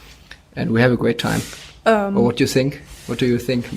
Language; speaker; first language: English; non-native, fluent; German